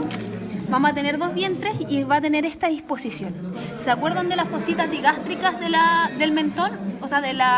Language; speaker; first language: Spanish; native; Spanish